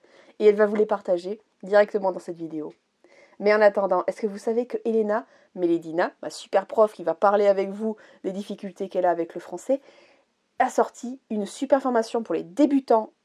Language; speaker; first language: French; native; French